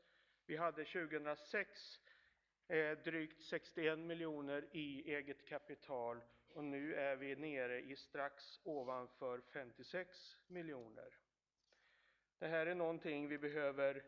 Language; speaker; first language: Swedish; native; Swedish